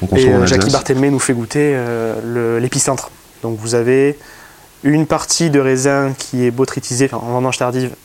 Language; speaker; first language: French; native; French